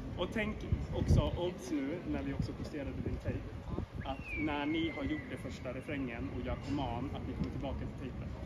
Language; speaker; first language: Swedish; native; Swedish